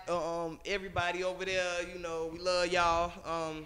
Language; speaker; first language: English; native; English